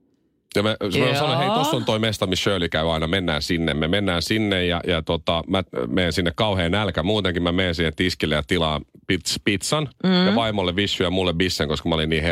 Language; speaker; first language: Finnish; native; Finnish